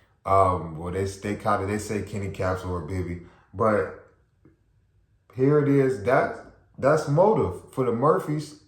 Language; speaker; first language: English; native; English